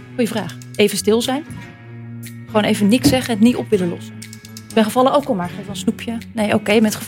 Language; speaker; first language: Dutch; native; Dutch